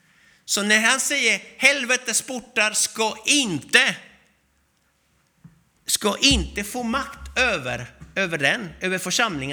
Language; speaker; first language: Swedish; non-native, fluent; Spanish